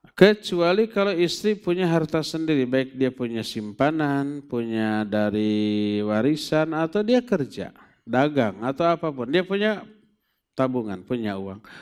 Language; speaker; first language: Indonesian; non-native, local second language; Sundanese